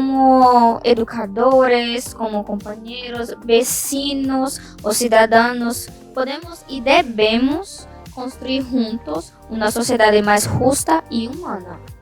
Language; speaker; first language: Spanish; non-native, learner; Portuguese